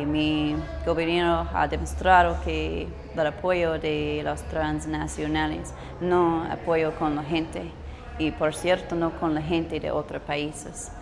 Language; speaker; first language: Spanish; non-native, learner; English